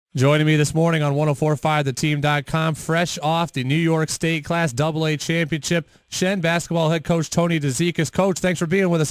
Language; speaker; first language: English; native; English